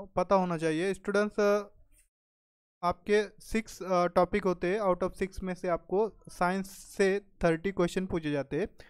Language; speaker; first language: Hindi; non-native, local second language; Marathi